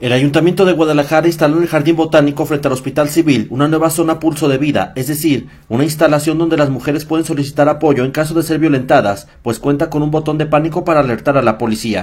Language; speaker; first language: Spanish; native; Spanish